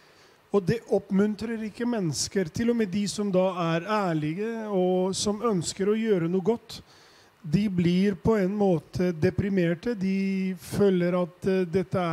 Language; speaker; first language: Norwegian; non-native, fluent; Albanian